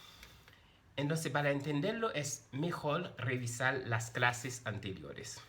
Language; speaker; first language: Spanish; non-native, fluent; Haitian Creole